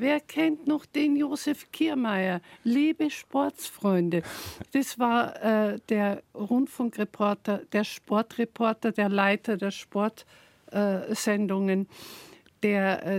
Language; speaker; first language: German; native; German